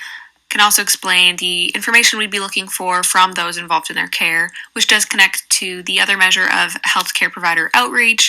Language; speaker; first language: English; native; English